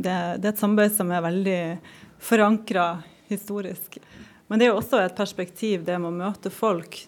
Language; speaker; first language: Norwegian; native; Norwegian